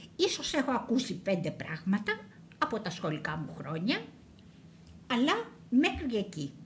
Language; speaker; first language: Greek; native; Greek